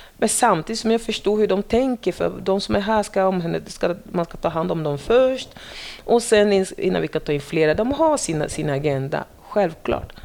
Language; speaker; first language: Swedish; non-native, fluent; French